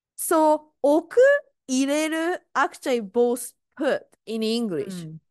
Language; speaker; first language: English; non-native, fluent; Japanese